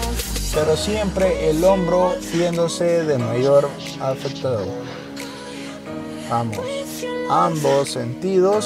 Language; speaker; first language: Spanish; native; Spanish